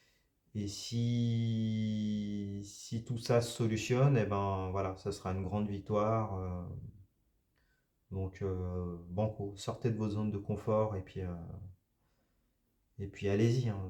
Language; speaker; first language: French; native; French